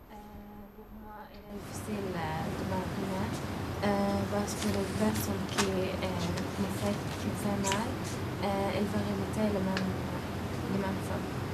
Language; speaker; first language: French; non-native, learner; Arabic